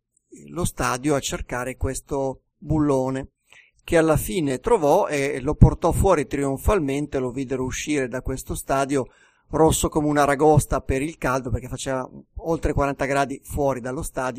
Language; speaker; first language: Italian; native; Italian